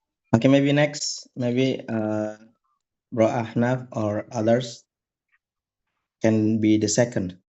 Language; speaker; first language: English; non-native, learner; Indonesian